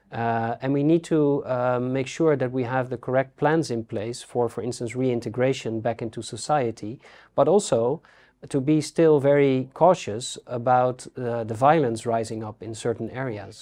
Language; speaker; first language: English; non-native, fluent; Dutch